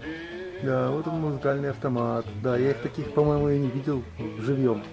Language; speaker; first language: Russian; native; Russian